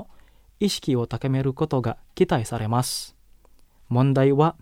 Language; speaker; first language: Japanese; non-native, fluent; Indonesian